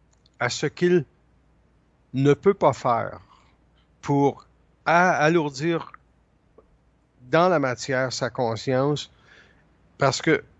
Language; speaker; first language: French; native; French